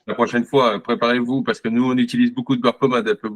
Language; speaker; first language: French; native; French